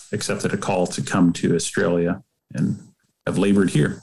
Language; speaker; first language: English; native; English